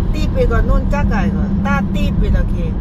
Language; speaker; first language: Korean; non-native, learner; Lao